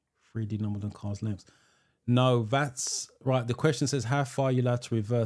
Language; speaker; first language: English; native; English